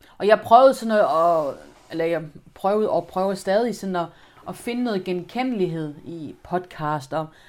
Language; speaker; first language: Danish; native; Danish